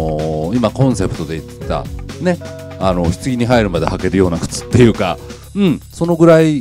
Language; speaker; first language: Japanese; native; Japanese